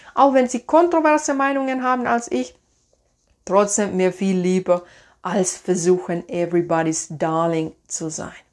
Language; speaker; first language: German; non-native, fluent; Finnish